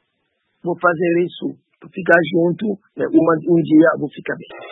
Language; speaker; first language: Portuguese; non-native, learner; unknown